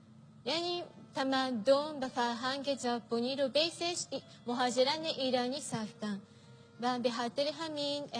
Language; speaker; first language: Persian; non-native, fluent; Japanese